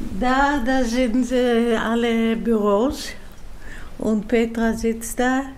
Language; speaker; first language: German; non-native, fluent; Dutch